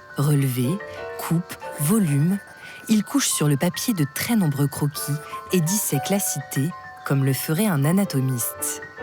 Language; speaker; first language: French; native; French